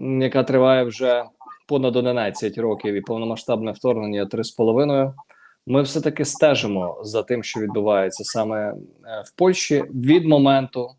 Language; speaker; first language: Ukrainian; native; Ukrainian